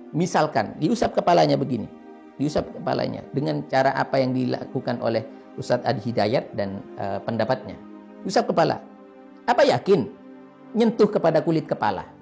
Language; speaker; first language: Indonesian; non-native, local second language; Madurese